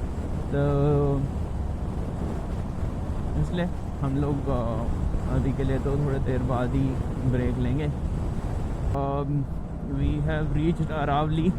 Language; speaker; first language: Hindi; native; Hindi